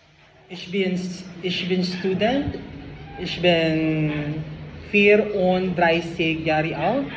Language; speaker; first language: German; non-native, learner; Cebuano